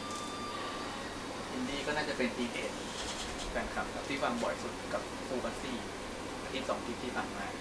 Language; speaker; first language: Thai; native; Thai